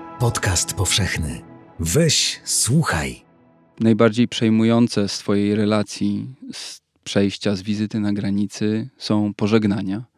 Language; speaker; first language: Polish; native; Polish